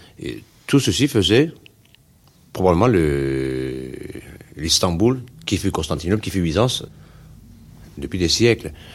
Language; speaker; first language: French; non-native, fluent; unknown